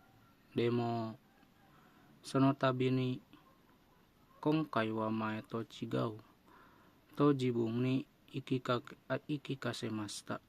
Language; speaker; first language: Japanese; non-native, learner; Indonesian